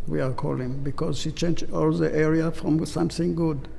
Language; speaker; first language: English; non-native, learner; Hebrew